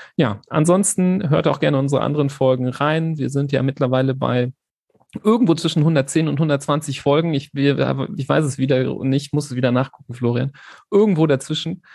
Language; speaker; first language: German; native; German